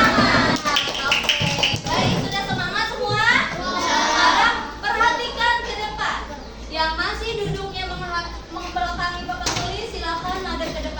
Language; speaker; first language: Indonesian; native; Indonesian